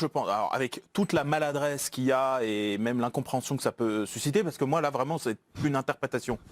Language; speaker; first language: French; native; French